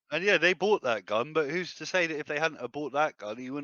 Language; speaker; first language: English; native; English